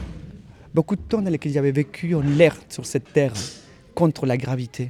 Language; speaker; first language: French; native; French